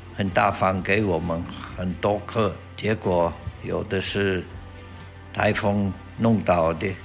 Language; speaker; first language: Chinese; non-native, fluent; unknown